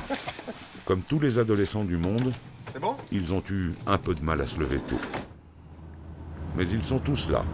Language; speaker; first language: French; native; French